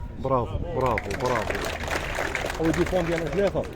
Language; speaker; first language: Arabic; native; Arabic